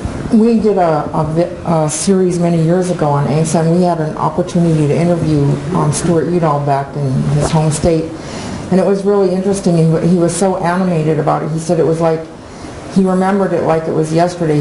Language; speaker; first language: English; native; English